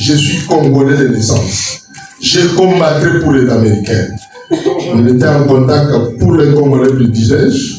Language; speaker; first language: French; non-native, local second language; Lingala